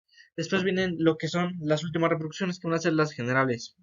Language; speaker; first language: Spanish; native; Spanish